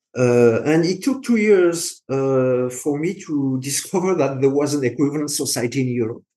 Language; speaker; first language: English; non-native, fluent; French